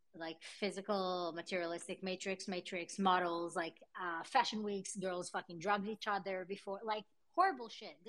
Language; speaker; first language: English; early bilingual, other home language; Hebrew